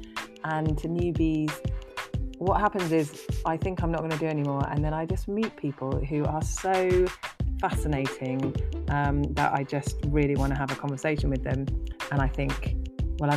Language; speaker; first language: English; native; English